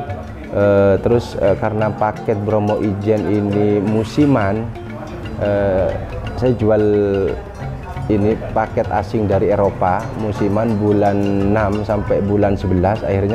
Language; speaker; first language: Indonesian; non-native, local second language; Madurese